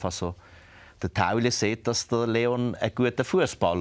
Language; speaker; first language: German; native; German